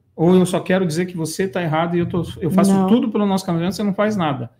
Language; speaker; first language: Portuguese; native; Portuguese